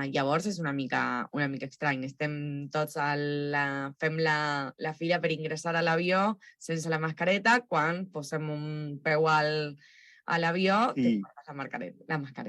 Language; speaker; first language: Catalan; non-native, local second language; Spanish